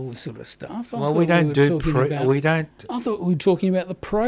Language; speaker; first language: English; native; English